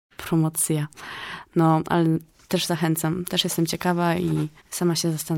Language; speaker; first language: Polish; native; Polish